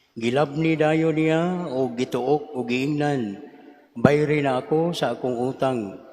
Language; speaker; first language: Cebuano; native; Cebuano